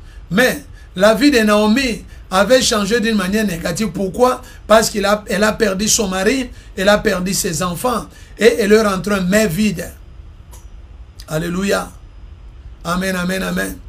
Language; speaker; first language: French; non-native, local second language; Lingala